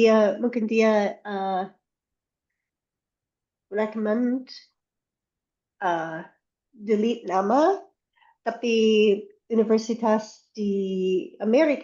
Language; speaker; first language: Indonesian; non-native, learner; English